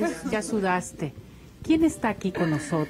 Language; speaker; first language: Spanish; native; Spanish